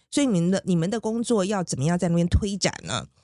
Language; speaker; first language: Chinese; native; Chinese